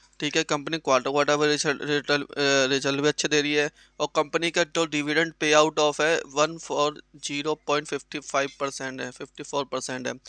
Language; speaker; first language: Hindi; native; Hindi